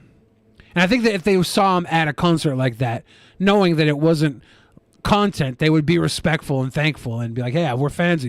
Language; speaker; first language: English; native; English